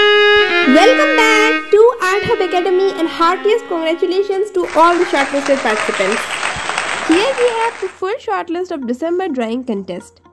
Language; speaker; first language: English; non-native, local second language; Hindi